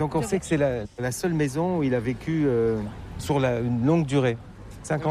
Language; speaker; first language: French; native; French